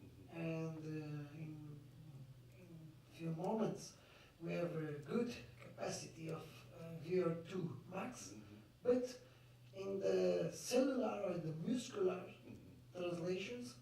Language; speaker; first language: English; non-native, fluent; Portuguese